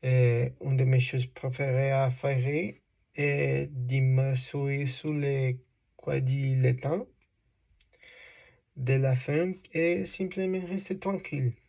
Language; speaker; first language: French; non-native, learner; Spanish